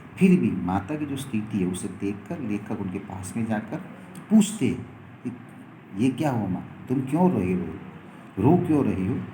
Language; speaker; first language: Hindi; non-native, local second language; Gujarati